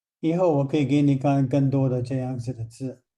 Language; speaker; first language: Chinese; non-native, fluent; English